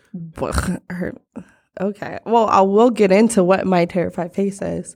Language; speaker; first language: English; early bilingual, other home language; Krio